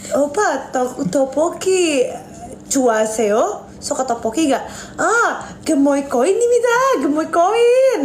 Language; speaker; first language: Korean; non-native, learner; Indonesian